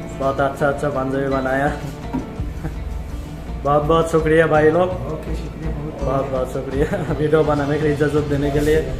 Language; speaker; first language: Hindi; non-native, learner; Bangla